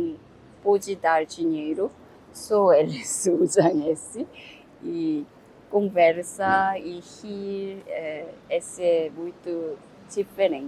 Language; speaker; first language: Portuguese; non-native, learner; Korean